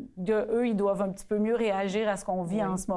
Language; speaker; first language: French; native; French